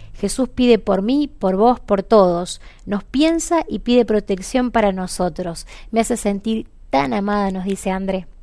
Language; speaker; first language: Spanish; native; Spanish